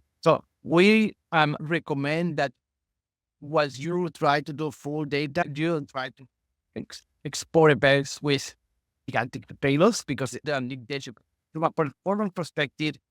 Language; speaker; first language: English; non-native, fluent; Spanish